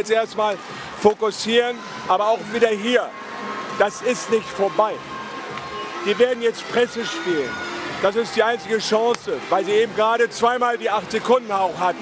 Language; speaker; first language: German; native; German